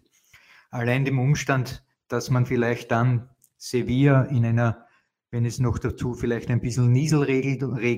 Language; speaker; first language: German; native; German